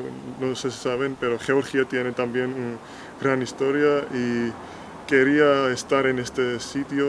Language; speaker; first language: Spanish; non-native, fluent; Georgian